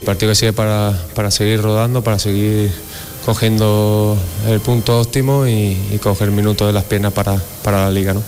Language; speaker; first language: Spanish; native; Spanish